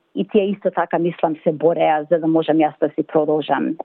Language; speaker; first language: Macedonian; early bilingual, other home language; English